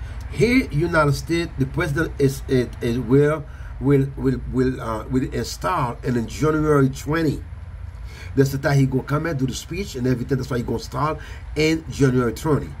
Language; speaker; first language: English; non-native, fluent; Haitian Creole